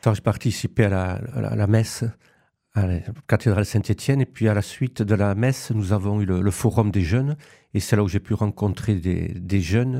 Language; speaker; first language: French; native; French